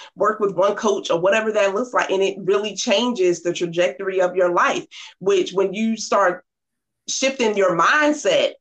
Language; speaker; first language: English; native; English